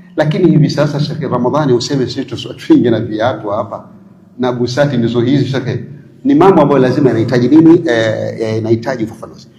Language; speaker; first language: Swahili; native; Swahili